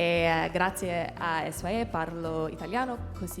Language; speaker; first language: Italian; non-native, learner; English